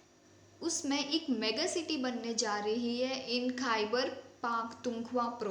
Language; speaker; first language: Hindi; native; Hindi